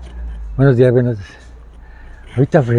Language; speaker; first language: Spanish; native; Spanish